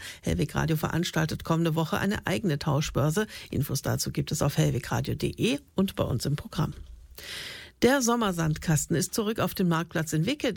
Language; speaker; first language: German; native; German